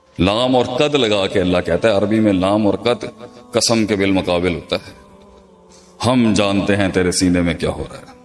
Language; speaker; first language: Urdu; native; Urdu